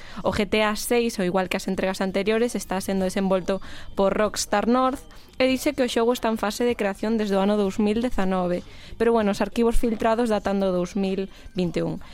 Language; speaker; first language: Galician; non-native, local second language; Spanish